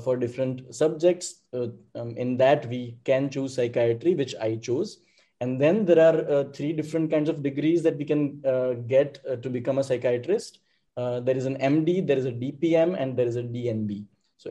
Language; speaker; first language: English; non-native, local second language; Gujarati